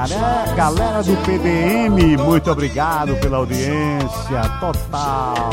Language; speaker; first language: Portuguese; native; Portuguese